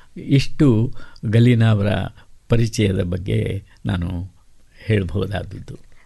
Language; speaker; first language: Kannada; native; Kannada